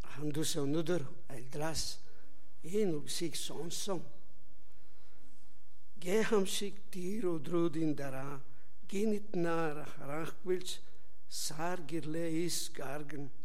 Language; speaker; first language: Mongolian; non-native, learner; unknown